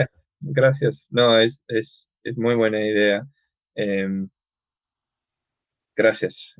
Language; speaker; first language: Spanish; non-native, fluent; English